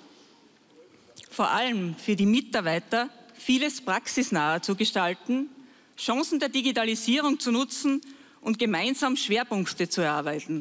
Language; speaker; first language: German; native; German